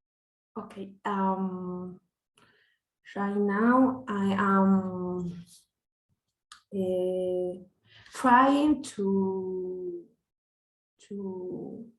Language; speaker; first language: English; non-native, learner; Spanish